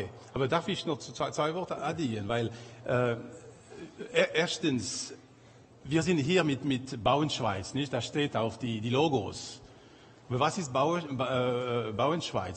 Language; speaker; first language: German; non-native, local second language; French